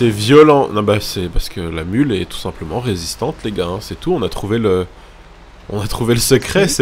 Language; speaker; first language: French; native; French